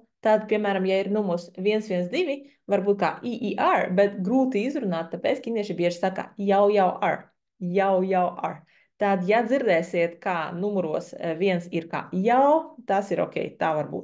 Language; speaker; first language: Latvian; non-native, fluent; Chinese